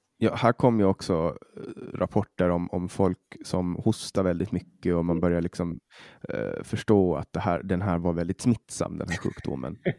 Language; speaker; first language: Swedish; native; Swedish